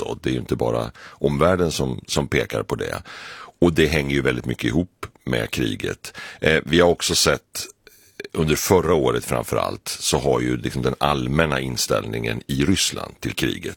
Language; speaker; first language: Swedish; native; Swedish